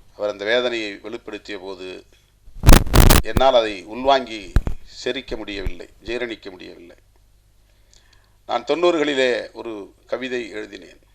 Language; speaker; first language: Tamil; native; Tamil